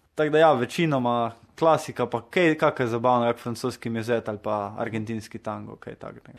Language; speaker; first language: Slovenian; native; Slovenian